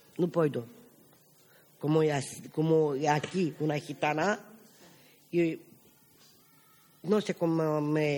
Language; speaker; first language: Spanish; non-native, learner; Romany